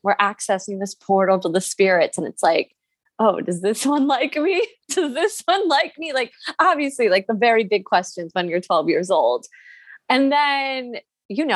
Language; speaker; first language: English; native; English